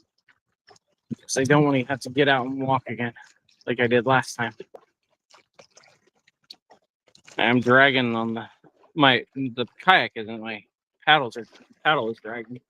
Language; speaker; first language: English; native; English